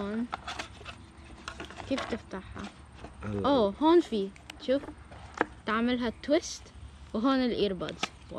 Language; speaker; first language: Arabic; early bilingual, heritage; Arabic